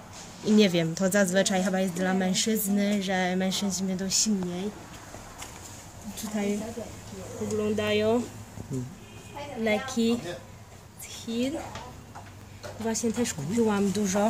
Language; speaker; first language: Polish; non-native, learner; Chinese